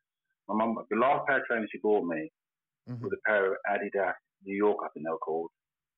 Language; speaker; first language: English; native; English